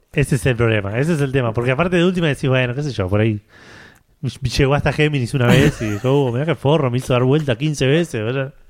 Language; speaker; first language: Spanish; native; Spanish